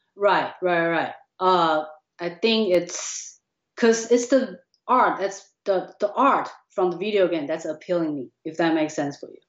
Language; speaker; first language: English; non-native, fluent; Chinese